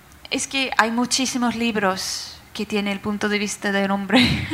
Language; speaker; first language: Spanish; non-native, fluent; English